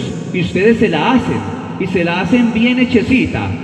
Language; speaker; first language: Spanish; native; Spanish